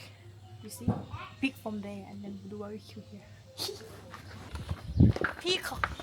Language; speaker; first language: English; non-native, learner; Thai